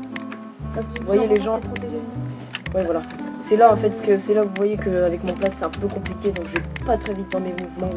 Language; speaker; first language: French; native; French